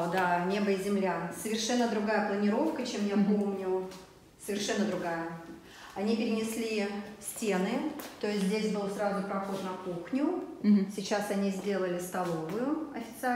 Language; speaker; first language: Russian; native; Russian